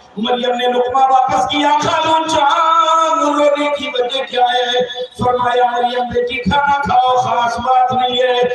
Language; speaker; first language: Urdu; native; Urdu